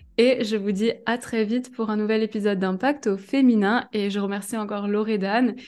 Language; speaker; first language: French; native; French